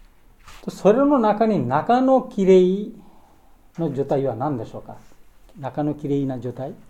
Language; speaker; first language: Japanese; non-native, learner; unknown